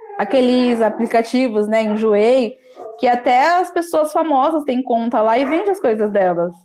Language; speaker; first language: Portuguese; native; Portuguese